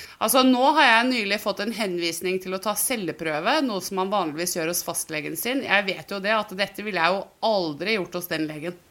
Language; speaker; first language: Norwegian; native; Norwegian